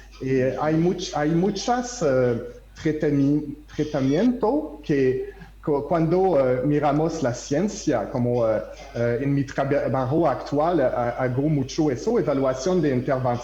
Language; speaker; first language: Spanish; non-native, learner; French